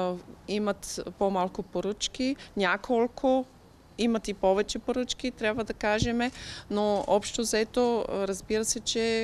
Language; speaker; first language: Bulgarian; non-native, fluent; German